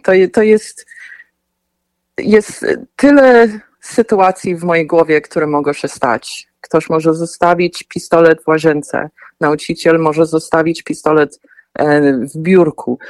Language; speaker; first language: Polish; early bilingual, heritage; Polish